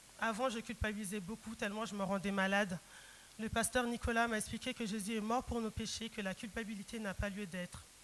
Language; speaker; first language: French; early bilingual, other home language; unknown